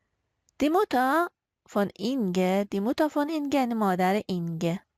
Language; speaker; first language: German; non-native, fluent; Persian